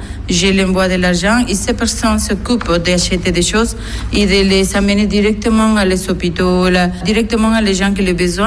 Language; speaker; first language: French; non-native, learner; Spanish